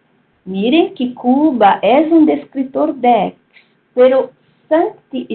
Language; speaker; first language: Spanish; non-native, fluent; Portuguese